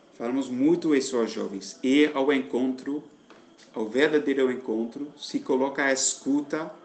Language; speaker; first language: Portuguese; non-native, fluent; Dutch